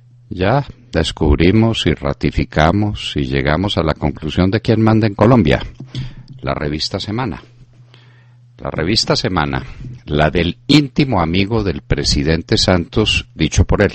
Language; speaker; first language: Spanish; native; Spanish